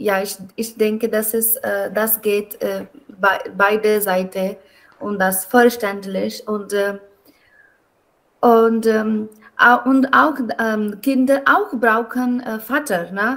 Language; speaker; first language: German; non-native, learner; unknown